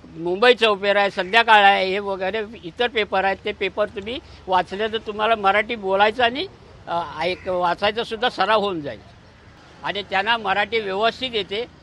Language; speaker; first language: Marathi; native; Marathi